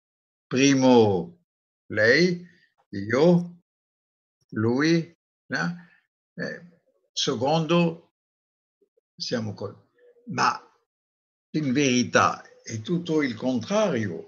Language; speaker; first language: Italian; non-native, fluent; French